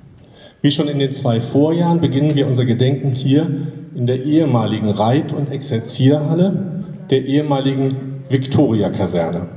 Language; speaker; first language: German; native; German